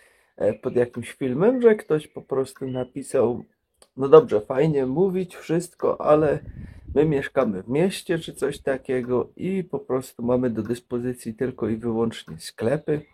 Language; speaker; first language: Polish; native; Polish